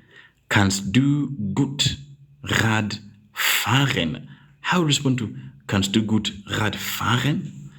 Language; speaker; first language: German; non-native, learner; English